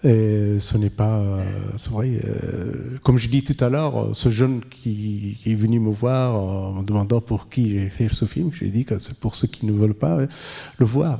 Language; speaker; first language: French; non-native, fluent; Persian